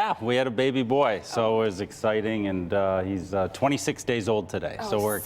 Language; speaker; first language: English; native; English